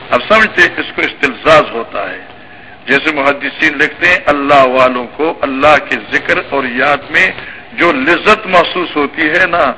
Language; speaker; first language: Urdu; non-native, local second language; Pashto